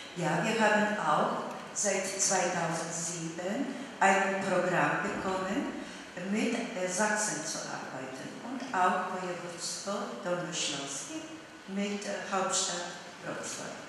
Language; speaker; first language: German; non-native, fluent; Polish